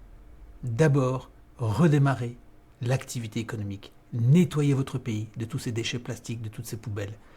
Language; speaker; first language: French; native; French